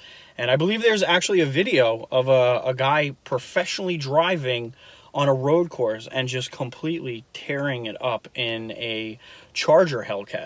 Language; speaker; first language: English; native; English